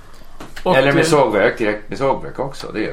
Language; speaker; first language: Swedish; non-native, fluent; English